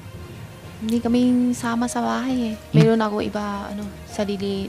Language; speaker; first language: Filipino; non-native, learner; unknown